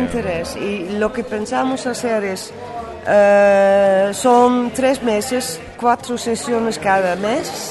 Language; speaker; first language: Spanish; non-native, fluent; Dutch